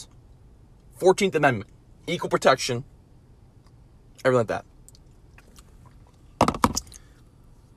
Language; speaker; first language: English; native; English